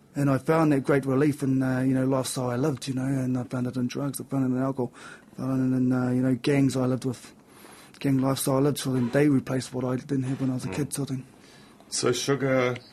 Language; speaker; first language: English; native; English